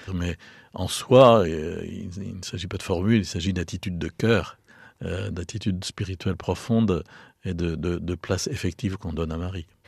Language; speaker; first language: French; native; French